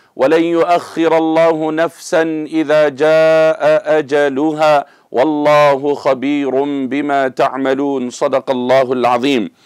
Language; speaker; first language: Arabic; non-native, fluent; English